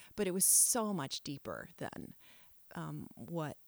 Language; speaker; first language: English; native; English